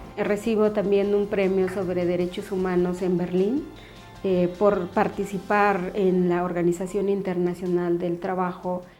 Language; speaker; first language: Spanish; non-native, local second language; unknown